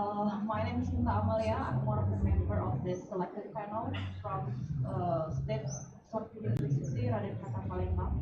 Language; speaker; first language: English; non-native, learner; Indonesian